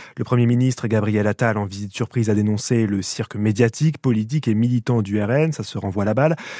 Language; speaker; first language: French; native; French